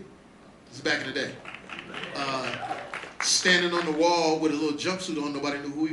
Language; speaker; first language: English; native; English